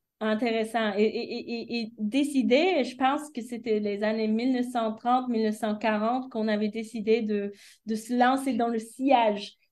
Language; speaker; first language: French; early bilingual, heritage; French